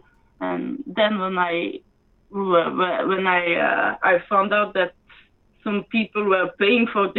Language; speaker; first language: English; non-native, fluent; French